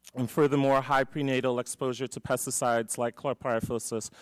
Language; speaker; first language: English; native; English